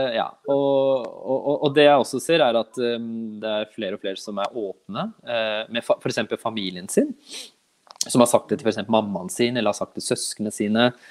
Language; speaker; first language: Norwegian; early bilingual, other home language; Urdu